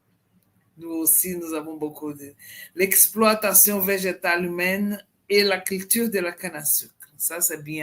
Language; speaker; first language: French; non-native, fluent; Portuguese